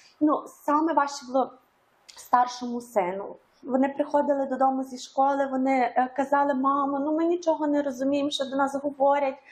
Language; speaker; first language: Ukrainian; native; Ukrainian